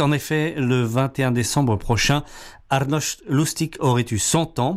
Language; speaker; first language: French; native; French